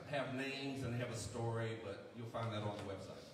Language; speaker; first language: English; native; English